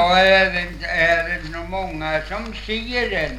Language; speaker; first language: Swedish; native; Swedish